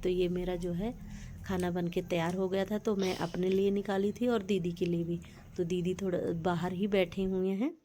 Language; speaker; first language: Hindi; native; Hindi